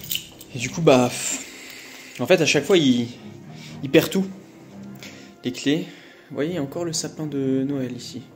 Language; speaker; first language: French; native; French